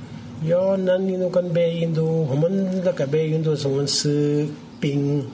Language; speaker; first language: Chinese; non-native, learner; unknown